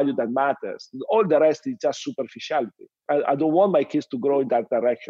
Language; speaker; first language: English; non-native, fluent; Italian